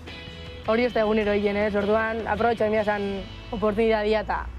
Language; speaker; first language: Basque; native; Basque